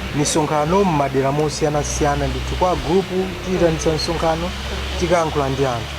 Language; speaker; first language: Nyanja; non-native, local second language; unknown